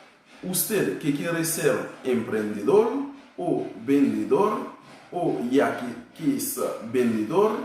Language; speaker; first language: Spanish; non-native, fluent; Haitian Creole